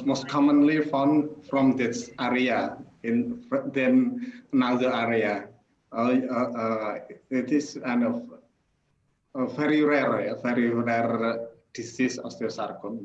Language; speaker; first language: English; non-native, learner; Indonesian